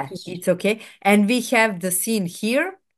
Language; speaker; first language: English; non-native, fluent; Serbian